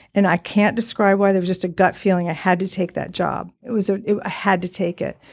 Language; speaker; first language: English; native; English